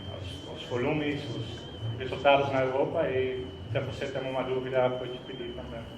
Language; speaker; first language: Portuguese; non-native, fluent; Dutch